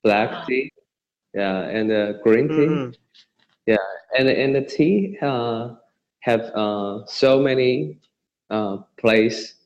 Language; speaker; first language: English; non-native, learner; Chinese